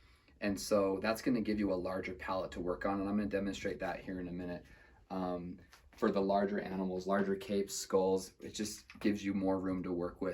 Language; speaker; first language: English; native; English